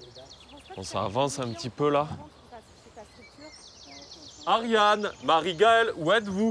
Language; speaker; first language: French; native; French